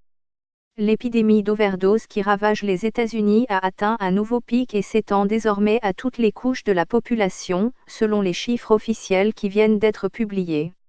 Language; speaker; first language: French; native; French